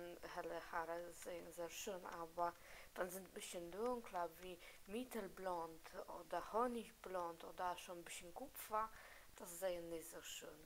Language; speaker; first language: German; non-native, learner; Polish